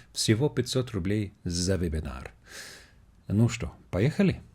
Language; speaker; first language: Russian; non-native, fluent; English